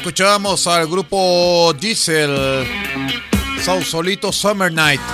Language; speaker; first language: Spanish; native; Spanish